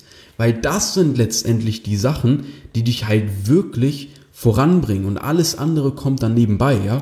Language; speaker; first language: German; native; German